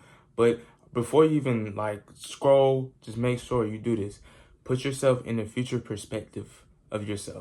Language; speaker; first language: English; native; English